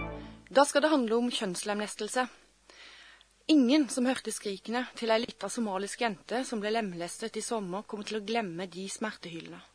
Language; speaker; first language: Norwegian; native; Norwegian